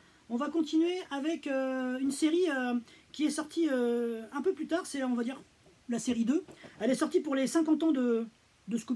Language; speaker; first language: French; native; French